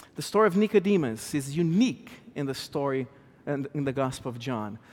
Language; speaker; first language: English; non-native, fluent; Portuguese